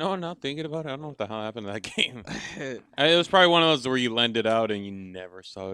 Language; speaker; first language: English; native; English